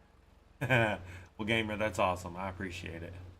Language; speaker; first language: English; native; English